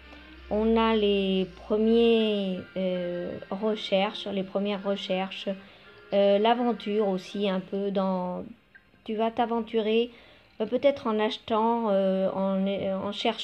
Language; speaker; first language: French; non-native, fluent; Spanish